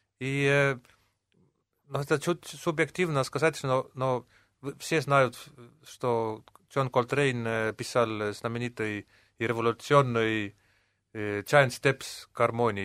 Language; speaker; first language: Russian; non-native, local second language; Estonian